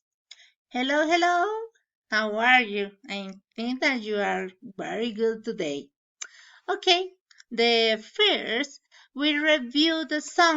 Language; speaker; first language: English; non-native, learner; Spanish